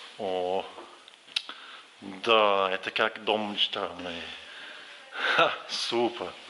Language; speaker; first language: Russian; non-native, learner; English